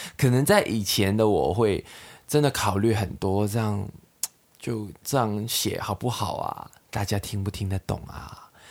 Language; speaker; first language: Chinese; non-native, local second language; Cantonese